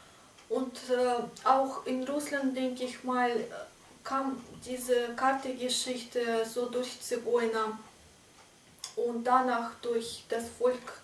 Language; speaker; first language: German; non-native, fluent; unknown